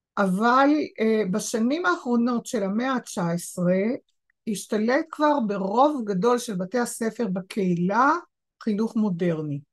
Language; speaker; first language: Hebrew; native; Hebrew